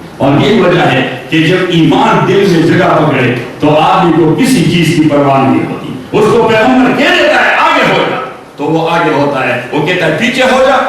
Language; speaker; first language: Urdu; non-native, local second language; Pashto